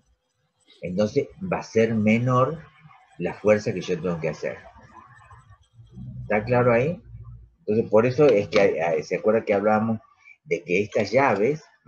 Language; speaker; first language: Spanish; native; Spanish